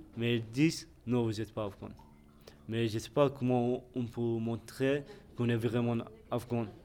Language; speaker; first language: French; non-native, fluent; Persian